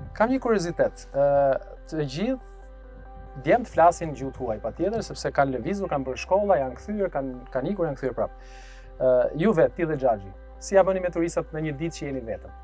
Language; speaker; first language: Albanian; native; Albanian